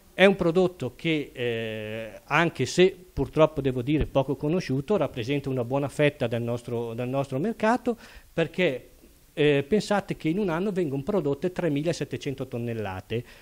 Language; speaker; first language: Italian; native; Italian